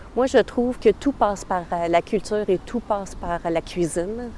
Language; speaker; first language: French; native; French